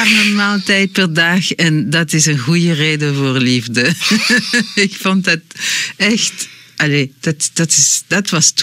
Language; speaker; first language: Dutch; non-native, learner; French